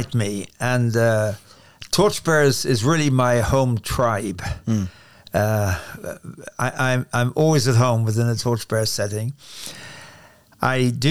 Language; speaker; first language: English; native; English